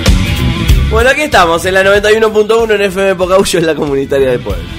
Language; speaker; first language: Spanish; native; Spanish